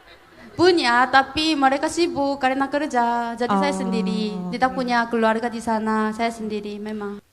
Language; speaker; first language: Indonesian; non-native, fluent; Korean